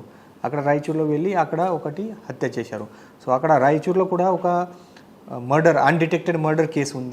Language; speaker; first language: Telugu; non-native, fluent; Marathi